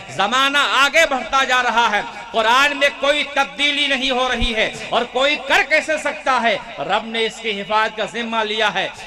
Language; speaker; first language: Urdu; native; Urdu